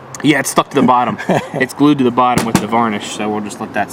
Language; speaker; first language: English; native; English